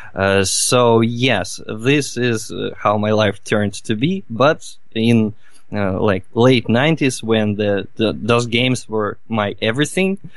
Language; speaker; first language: English; non-native, fluent; Russian